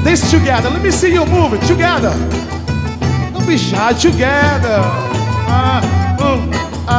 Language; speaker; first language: English; non-native, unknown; Portuguese